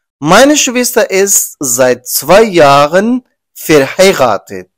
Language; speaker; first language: German; non-native, learner; Persian